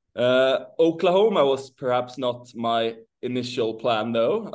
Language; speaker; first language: English; non-native, fluent; Swedish